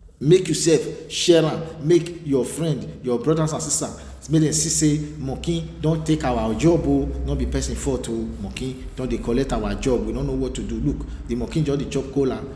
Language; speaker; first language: Nigerian Pidgin; non-native, local second language; Bini